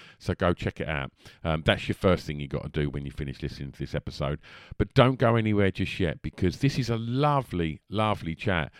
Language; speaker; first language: English; native; English